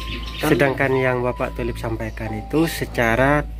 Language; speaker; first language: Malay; non-native, local second language; Javanese